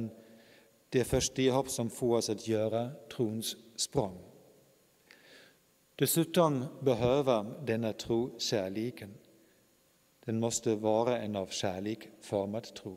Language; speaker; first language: Swedish; non-native, fluent; German